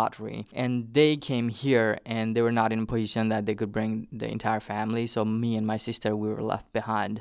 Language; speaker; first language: English; non-native, local second language; Nepali